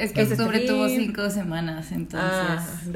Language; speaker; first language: Spanish; native; Spanish